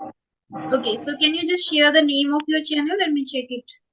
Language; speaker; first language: English; non-native, local second language; Hindi